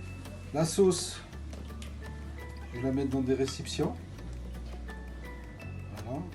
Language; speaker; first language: French; native; French